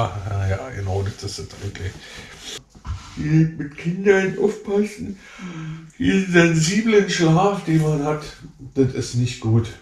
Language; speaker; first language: German; native; German